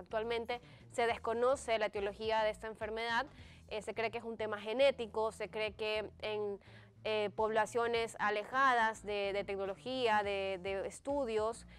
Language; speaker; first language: Spanish; native; Spanish